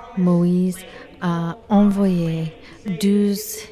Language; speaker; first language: French; non-native, learner; English